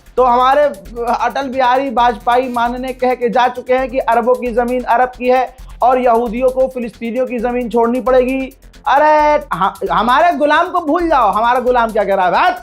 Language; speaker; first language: Hindi; native; Hindi